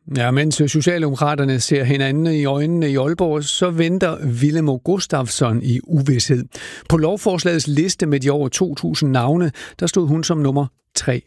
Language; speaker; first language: Danish; native; Danish